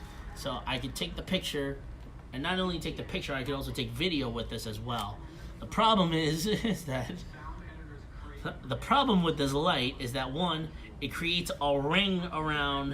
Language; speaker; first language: English; native; English